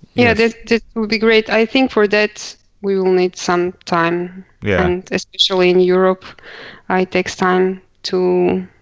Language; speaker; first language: English; non-native, fluent; Croatian